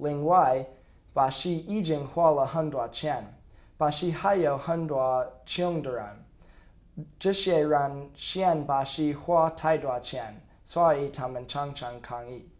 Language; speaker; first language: Chinese; non-native, learner; English